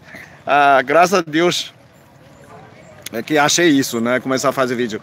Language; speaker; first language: Portuguese; non-native, fluent; Chinese